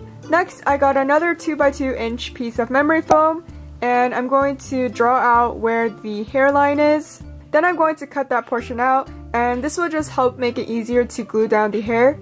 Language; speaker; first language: English; native; English